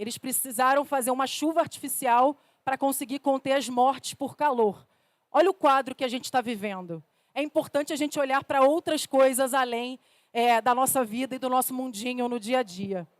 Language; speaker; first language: Portuguese; native; Portuguese